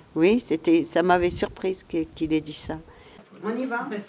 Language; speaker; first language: French; native; French